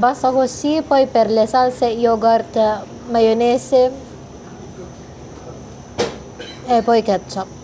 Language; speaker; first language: Italian; non-native, learner; Filipino